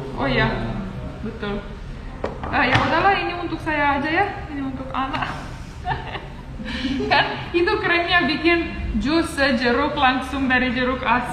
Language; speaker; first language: Indonesian; non-native, fluent; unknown